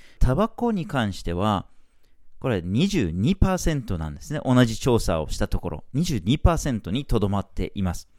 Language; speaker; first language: Japanese; non-native, fluent; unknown